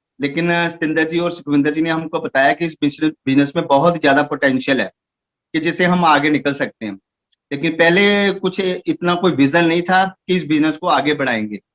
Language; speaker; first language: Hindi; non-native, local second language; Punjabi